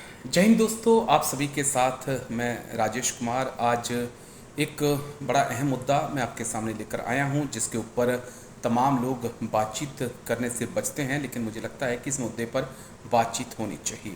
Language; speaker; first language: Hindi; native; Hindi